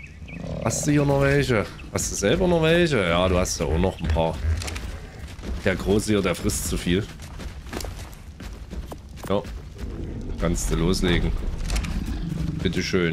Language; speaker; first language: German; native; German